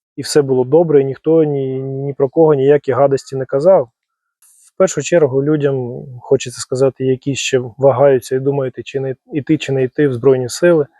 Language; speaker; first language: Ukrainian; non-native, local second language; Russian